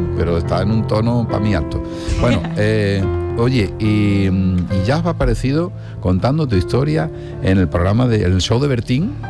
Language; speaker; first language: Spanish; native; Spanish